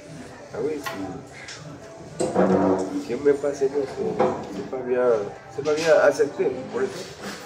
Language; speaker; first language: French; non-native, learner; Spanish